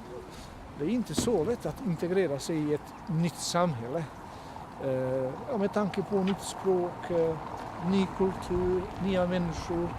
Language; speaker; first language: Swedish; non-native, fluent; Bosnian